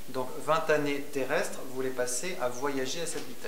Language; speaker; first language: French; native; French